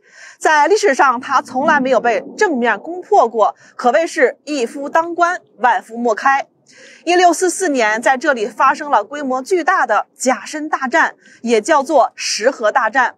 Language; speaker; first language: Chinese; native; Chinese